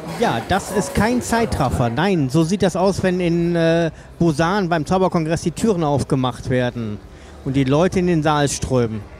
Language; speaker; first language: German; native; German